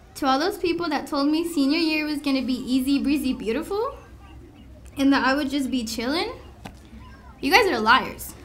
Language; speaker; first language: English; early bilingual, other home language; Spanish